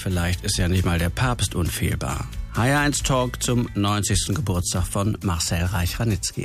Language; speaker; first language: German; native; German